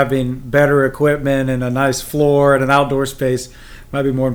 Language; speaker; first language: English; native; English